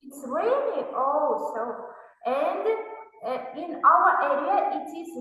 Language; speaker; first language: English; non-native, fluent; Kazakh